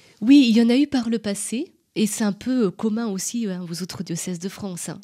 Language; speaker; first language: French; native; French